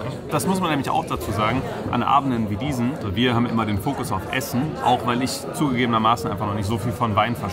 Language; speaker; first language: German; native; German